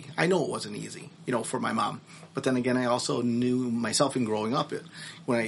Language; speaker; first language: English; early bilingual, other home language; Filipino